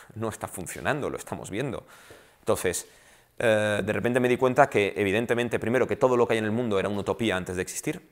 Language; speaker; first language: Spanish; native; Spanish